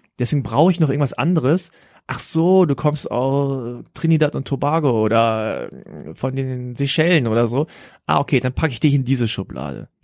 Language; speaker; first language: German; early bilingual, other home language; Korean